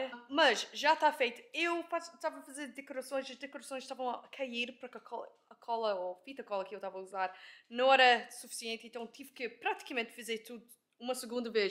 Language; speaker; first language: Portuguese; early bilingual, heritage; Portuguese